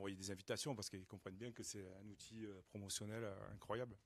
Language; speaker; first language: French; native; French